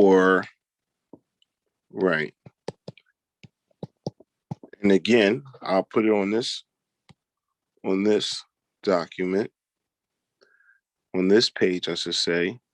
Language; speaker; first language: English; native; English